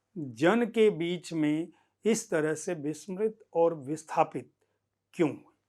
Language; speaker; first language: Hindi; native; Hindi